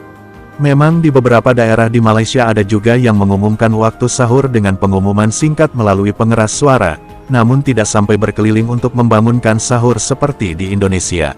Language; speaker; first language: Indonesian; native; Indonesian